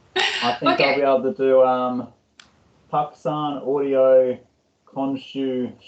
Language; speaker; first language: English; non-native, learner; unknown